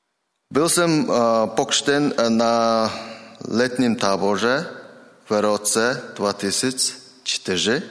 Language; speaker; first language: Czech; non-native, learner; Mongolian